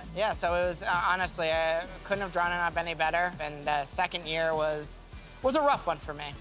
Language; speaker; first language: English; native; English